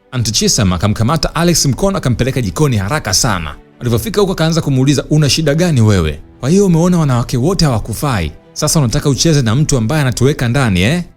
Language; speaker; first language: Swahili; native; Swahili